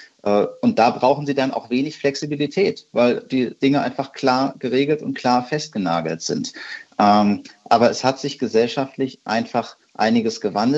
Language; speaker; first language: German; native; German